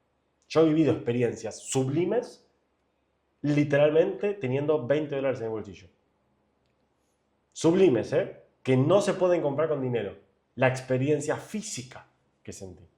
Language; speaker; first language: Spanish; native; Spanish